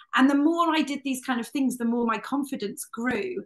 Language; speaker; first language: English; native; English